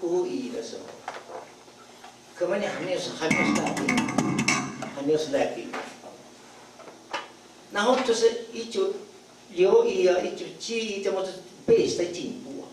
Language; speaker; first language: Chinese; non-native, fluent; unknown